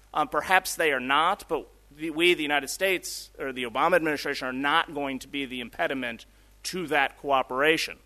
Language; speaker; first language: English; early bilingual, other home language; Spanish